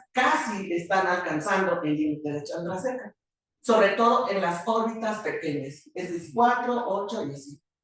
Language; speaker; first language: Spanish; native; Spanish